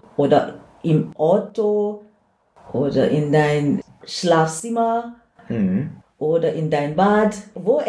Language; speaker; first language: German; non-native, learner; English